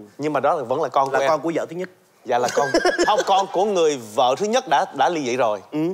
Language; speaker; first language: Vietnamese; native; Vietnamese